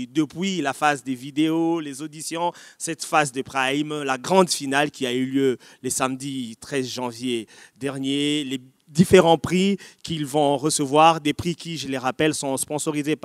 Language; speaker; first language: French; non-native, local second language; Lingala